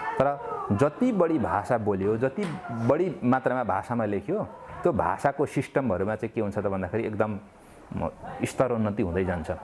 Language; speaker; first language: Nepali; non-native, local second language; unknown